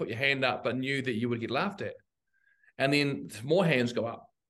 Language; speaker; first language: English; native; English